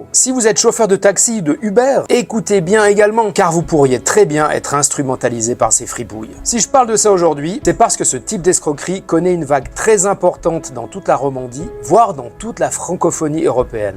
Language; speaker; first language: French; native; French